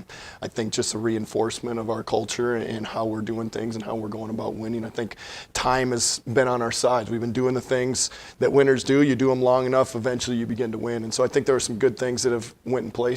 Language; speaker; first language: English; native; English